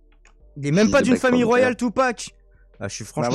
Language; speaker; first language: French; native; French